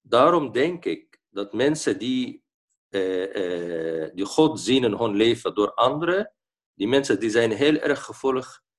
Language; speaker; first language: Dutch; non-native, learner; Arabic